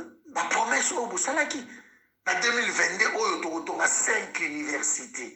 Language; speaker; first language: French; non-native, local second language; Lingala